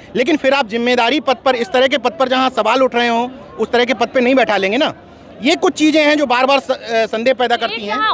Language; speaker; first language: Hindi; native; Hindi